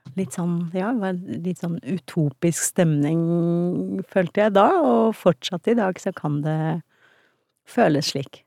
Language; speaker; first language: Norwegian; early bilingual, other home language; Turkish